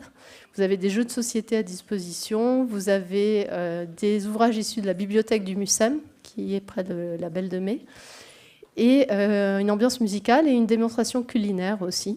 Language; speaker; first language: French; native; French